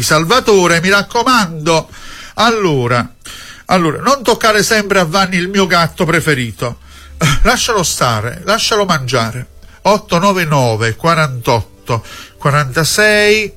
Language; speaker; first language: Italian; native; Italian